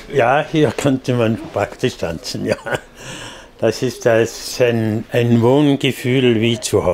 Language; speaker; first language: German; non-native, fluent; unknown